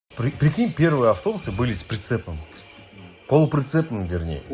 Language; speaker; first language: Russian; non-native, local second language; Kazakh